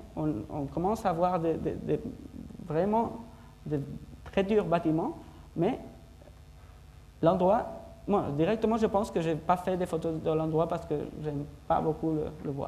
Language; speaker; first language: French; non-native, fluent; Spanish